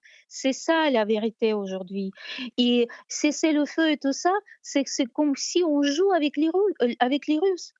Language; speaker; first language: French; non-native, fluent; Ukrainian